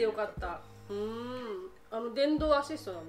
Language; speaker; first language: Japanese; native; Japanese